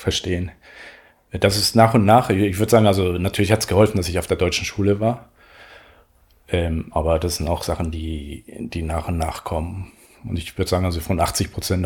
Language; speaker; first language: German; non-native, fluent; Spanish